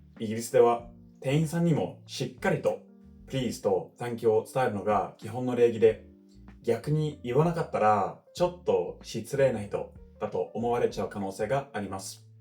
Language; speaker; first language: Japanese; non-native, fluent; English